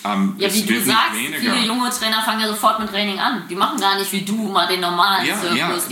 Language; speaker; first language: German; native; German